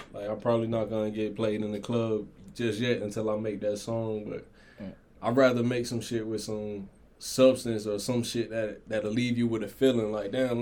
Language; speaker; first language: English; native; English